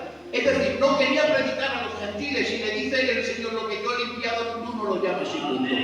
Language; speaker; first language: Spanish; native; Spanish